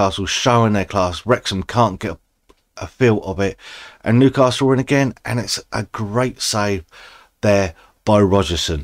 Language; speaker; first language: English; native; English